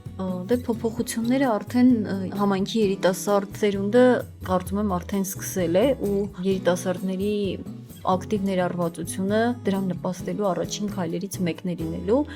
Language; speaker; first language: Armenian; non-native, local second language; Kurdish